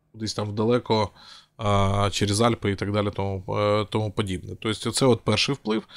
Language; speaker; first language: Ukrainian; non-native, local second language; Russian